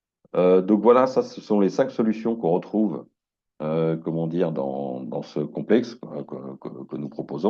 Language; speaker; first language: French; native; French